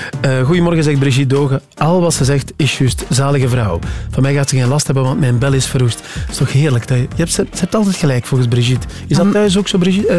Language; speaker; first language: Dutch; native; Dutch